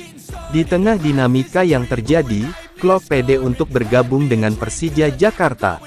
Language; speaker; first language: Indonesian; native; Indonesian